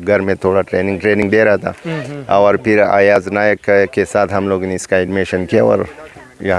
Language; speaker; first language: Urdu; non-native, local second language; Pashto